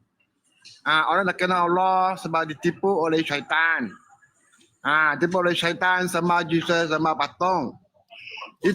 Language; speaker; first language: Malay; non-native, local second language; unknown